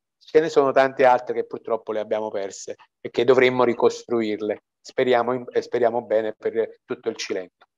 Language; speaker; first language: Italian; native; Italian